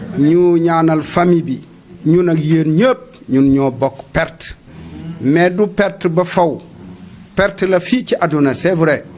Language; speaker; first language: Wolof; non-native, local second language; Jola-Fonyi